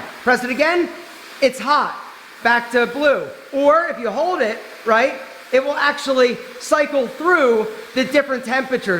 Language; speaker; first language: English; native; English